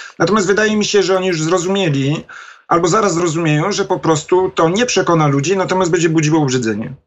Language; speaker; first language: Polish; native; Polish